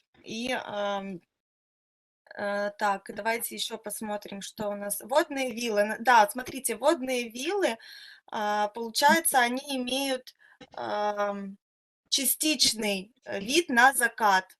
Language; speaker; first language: Russian; native; Russian